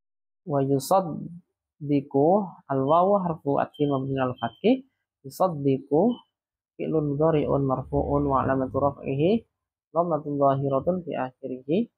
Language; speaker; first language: Arabic; non-native, fluent; Indonesian